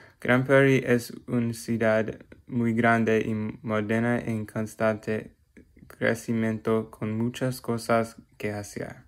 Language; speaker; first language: Spanish; non-native, learner; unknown